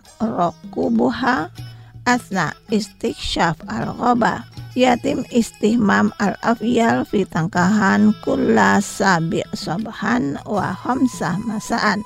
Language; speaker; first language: Arabic; non-native, learner; Indonesian